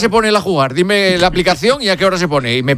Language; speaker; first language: Spanish; native; Spanish